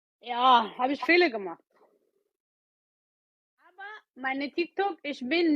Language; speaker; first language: German; non-native, learner; Oromo